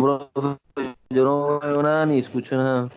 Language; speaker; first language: Spanish; native; Spanish